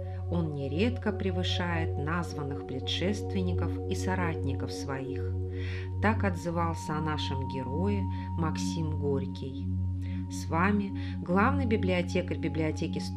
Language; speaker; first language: Russian; native; Russian